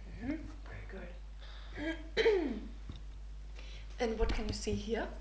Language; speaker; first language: English; non-native, fluent; German